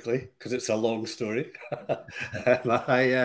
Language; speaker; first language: English; native; English